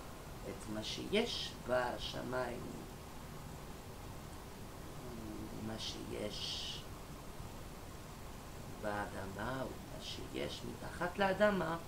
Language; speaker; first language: Hebrew; non-native, learner; French